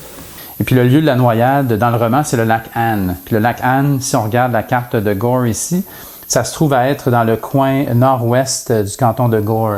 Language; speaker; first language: French; native; French